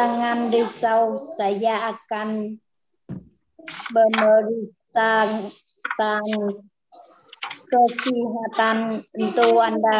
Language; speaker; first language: Indonesian; non-native, learner; Vietnamese